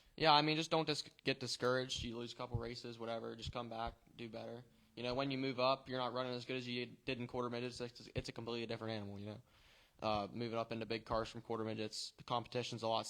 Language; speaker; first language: English; native; English